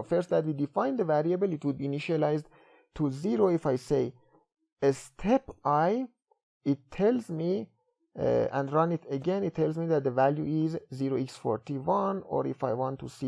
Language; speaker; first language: English; non-native, fluent; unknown